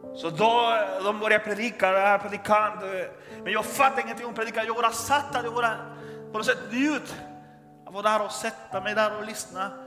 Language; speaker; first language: Swedish; non-native, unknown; Spanish